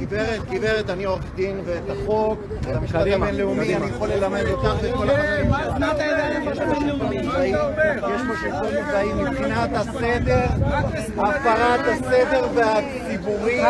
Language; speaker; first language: Hebrew; native; Hebrew